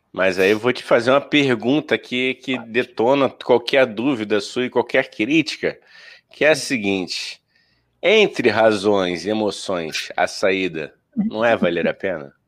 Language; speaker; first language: Portuguese; native; Portuguese